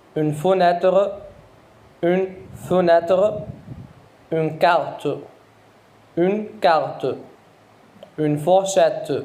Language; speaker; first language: French; non-native, fluent; Arabic